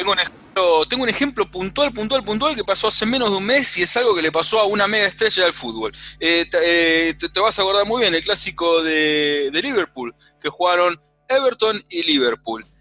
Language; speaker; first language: Spanish; native; Spanish